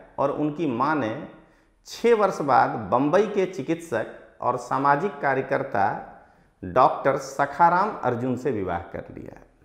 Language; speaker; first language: Hindi; non-native, local second language; Gujarati